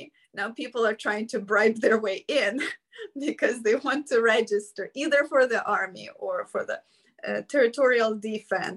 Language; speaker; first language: English; non-native, fluent; Ukrainian